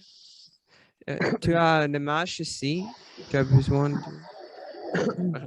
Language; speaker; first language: French; non-native, learner; Russian